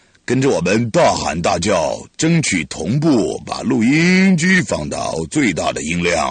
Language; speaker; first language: Chinese; native; Chinese